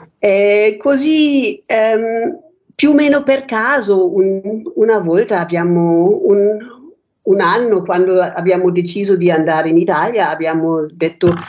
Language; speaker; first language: Italian; non-native, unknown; German